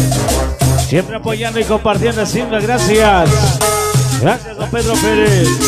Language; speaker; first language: Spanish; native; Spanish